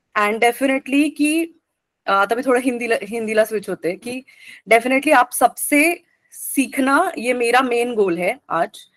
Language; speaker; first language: Hindi; non-native, local second language; Marathi